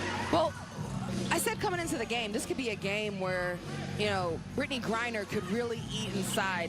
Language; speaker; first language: English; native; English